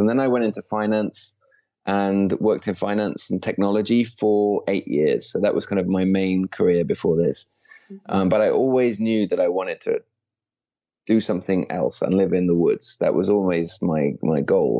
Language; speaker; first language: English; native; English